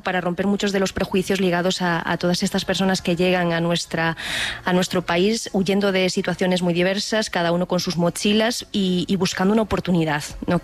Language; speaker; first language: Spanish; native; Spanish